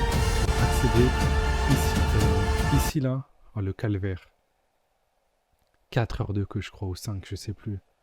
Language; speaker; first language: French; native; French